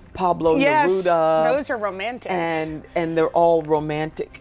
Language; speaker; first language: English; native; English